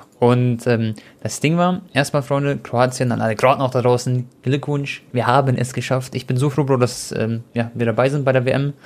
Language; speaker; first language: German; early bilingual, other home language; Croatian